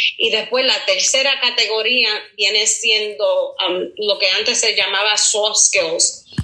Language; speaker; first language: Spanish; early bilingual, heritage; Spanish